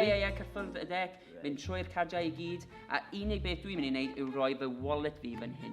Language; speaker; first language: Welsh; native; Welsh